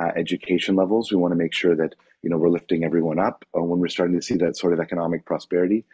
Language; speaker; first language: English; native; English